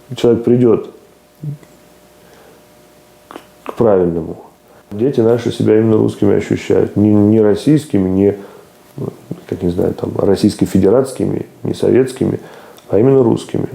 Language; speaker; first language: Russian; native; Russian